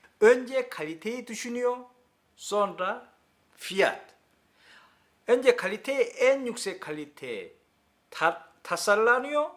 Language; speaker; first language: Turkish; non-native, learner; Korean